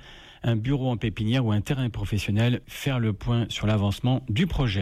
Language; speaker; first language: French; native; French